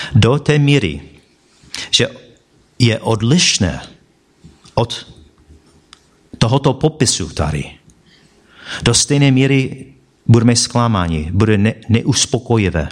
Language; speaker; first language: Czech; non-native, fluent; English